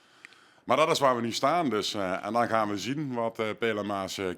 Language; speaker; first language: Dutch; native; Dutch